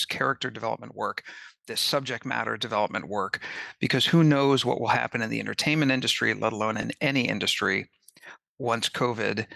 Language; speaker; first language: English; native; English